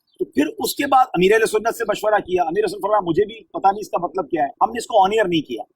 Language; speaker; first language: Urdu; native; Urdu